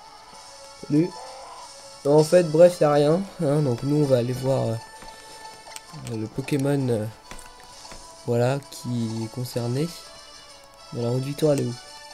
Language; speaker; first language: French; native; French